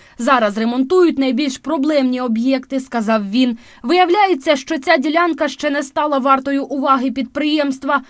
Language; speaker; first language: Ukrainian; native; Ukrainian